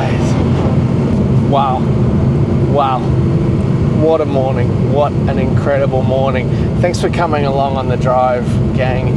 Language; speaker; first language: English; native; English